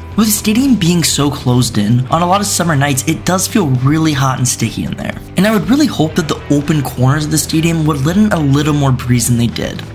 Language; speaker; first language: English; native; English